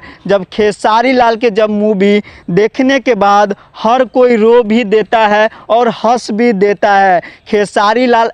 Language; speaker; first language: Hindi; non-native, local second language; Bhojpuri